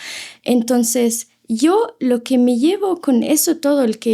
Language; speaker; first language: Spanish; non-native, fluent; Arabic